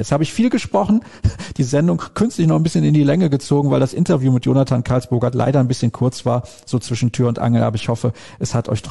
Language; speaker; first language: German; native; German